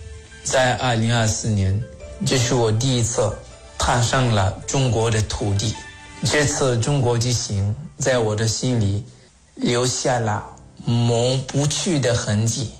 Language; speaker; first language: Chinese; non-native, fluent; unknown